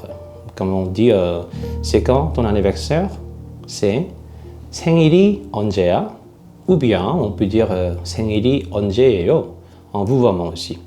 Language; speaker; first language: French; non-native, fluent; Korean